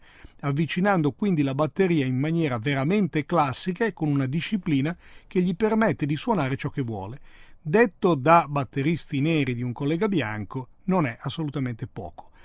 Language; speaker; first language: Italian; native; Italian